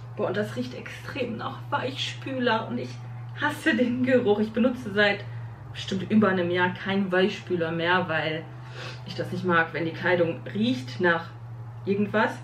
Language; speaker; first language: German; early bilingual, other home language; Polish